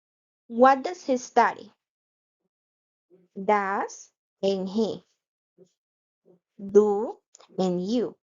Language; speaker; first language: English; non-native, fluent; Spanish